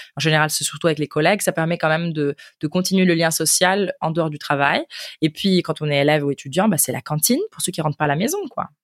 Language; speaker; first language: French; native; French